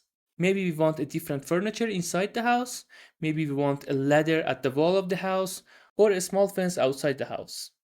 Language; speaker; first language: English; non-native, fluent; Persian